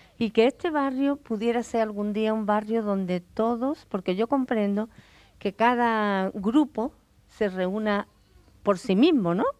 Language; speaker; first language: Spanish; native; Spanish